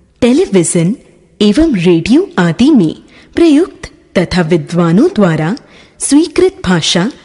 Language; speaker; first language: Hindi; native; Hindi